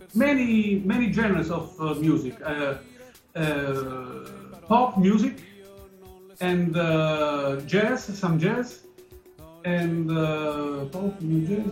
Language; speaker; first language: English; non-native, learner; Italian